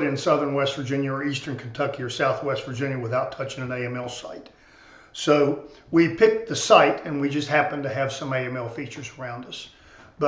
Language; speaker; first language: English; native; English